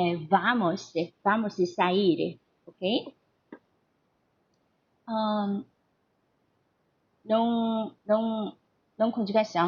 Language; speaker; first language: Portuguese; non-native, learner; Korean